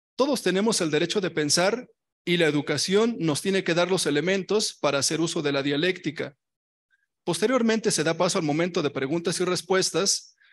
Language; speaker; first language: Spanish; native; Spanish